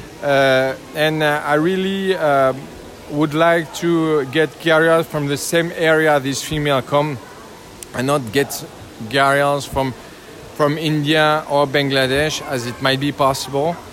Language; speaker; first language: English; non-native, learner; French